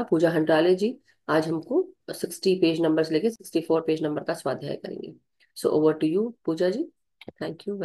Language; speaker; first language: Hindi; native; Hindi